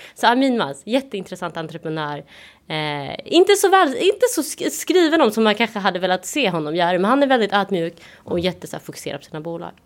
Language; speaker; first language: Swedish; early bilingual, other home language; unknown